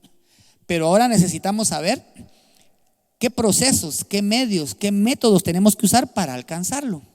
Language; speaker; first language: Spanish; native; Spanish